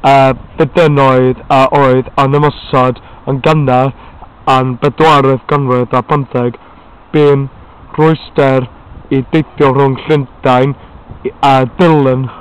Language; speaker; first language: Welsh; non-native, learner; English